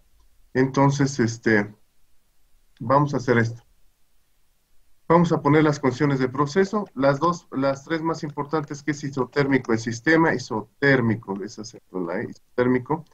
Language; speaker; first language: Spanish; native; Spanish